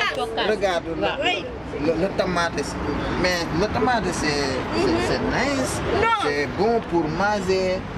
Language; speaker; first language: French; non-native, learner; Wolof